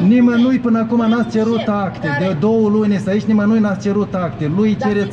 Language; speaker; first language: Romanian; native; Romanian